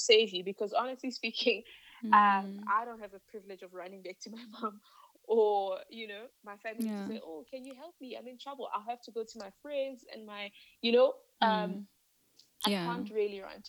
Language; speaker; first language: English; non-native, local second language; Northern Sotho